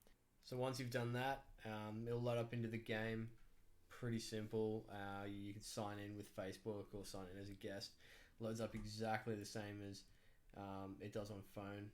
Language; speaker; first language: English; native; English